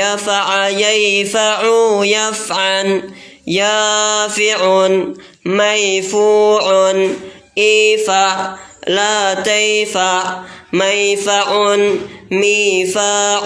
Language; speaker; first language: Arabic; non-native, fluent; Indonesian